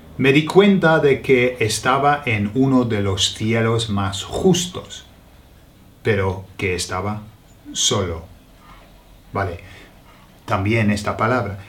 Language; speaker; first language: Spanish; non-native, fluent; English